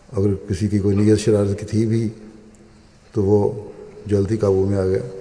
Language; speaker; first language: Urdu; native; Urdu